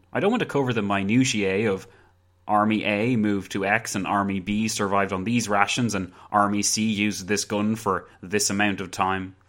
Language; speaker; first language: English; native; English